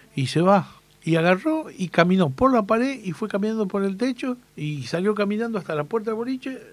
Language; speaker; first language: Spanish; native; Spanish